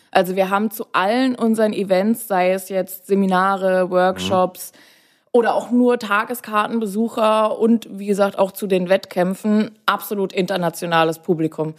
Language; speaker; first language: German; native; German